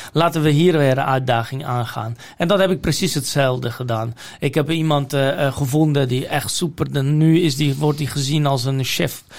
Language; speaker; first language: Dutch; non-native, fluent; Polish